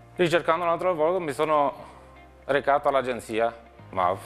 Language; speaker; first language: Italian; non-native, fluent; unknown